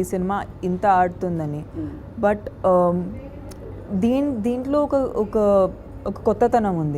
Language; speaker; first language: Telugu; non-native, fluent; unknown